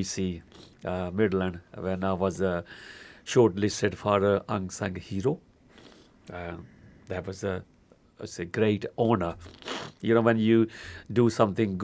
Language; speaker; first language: English; non-native, local second language; Punjabi